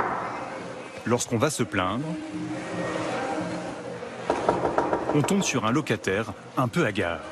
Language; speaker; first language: French; native; French